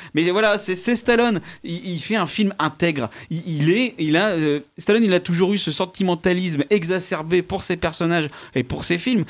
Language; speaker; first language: French; native; French